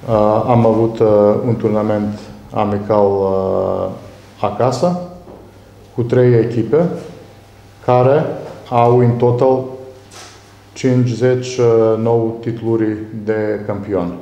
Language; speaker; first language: Romanian; non-native, learner; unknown